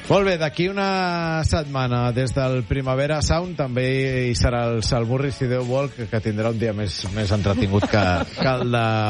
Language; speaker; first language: Catalan; native; Catalan